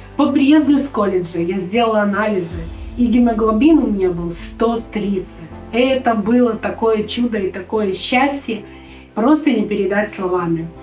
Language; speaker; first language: Russian; native; Russian